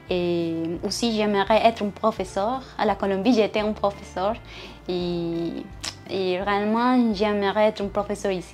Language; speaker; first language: French; non-native, learner; Spanish